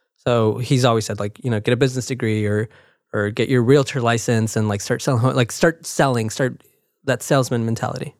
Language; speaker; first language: English; early bilingual, other home language; Spanish